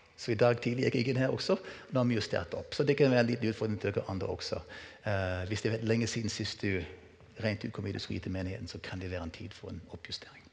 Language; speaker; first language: Norwegian; native; Norwegian